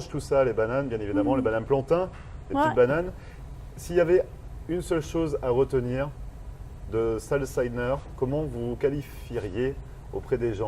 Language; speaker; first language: French; native; French